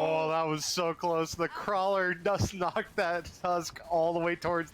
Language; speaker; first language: English; native; English